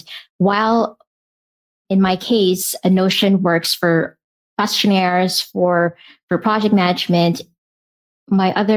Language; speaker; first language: English; non-native, local second language; Filipino